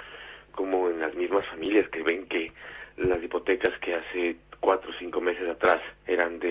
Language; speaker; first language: Spanish; native; Spanish